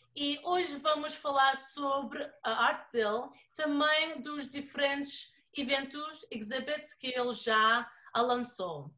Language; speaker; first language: Portuguese; early bilingual, other home language; English